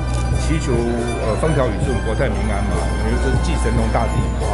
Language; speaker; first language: Chinese; native; Chinese